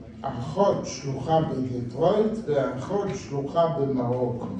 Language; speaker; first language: Hebrew; non-native, fluent; Yiddish